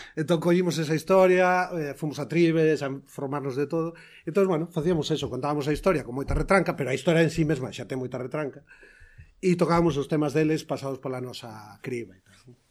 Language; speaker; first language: Galician; native; Galician